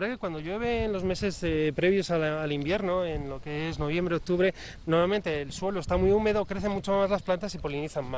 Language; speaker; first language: Spanish; native; Spanish